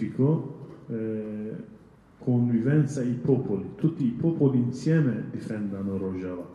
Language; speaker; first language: Italian; non-native, learner; Kurdish